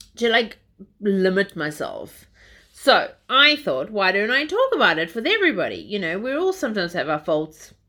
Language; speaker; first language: English; native; English